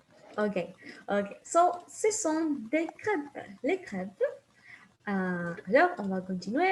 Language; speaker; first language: French; non-native, fluent; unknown